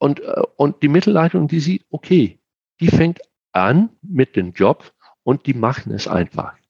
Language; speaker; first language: German; non-native, fluent; Danish